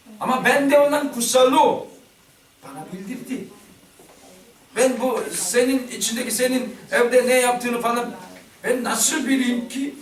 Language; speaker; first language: Turkish; non-native, learner; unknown